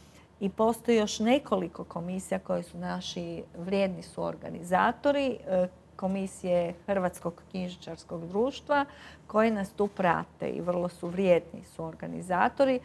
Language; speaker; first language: Croatian; native; Croatian